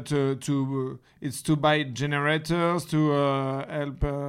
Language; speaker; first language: English; non-native, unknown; French